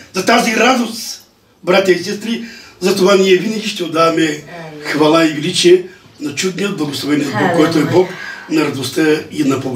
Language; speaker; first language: Bulgarian; non-native, local second language; Romany